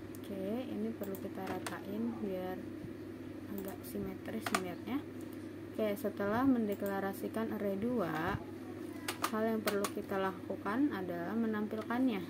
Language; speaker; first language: Indonesian; native; Indonesian